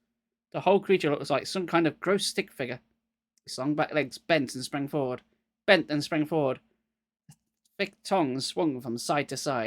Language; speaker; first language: English; native; English